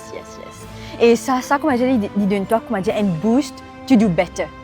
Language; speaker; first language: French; non-native, local second language; Morisyen